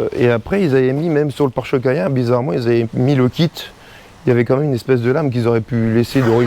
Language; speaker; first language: French; native; French